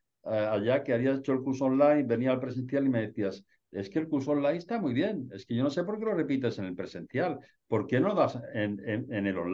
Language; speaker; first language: Spanish; native; Spanish